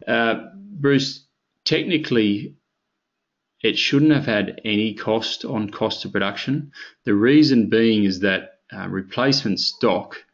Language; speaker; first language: English; native; English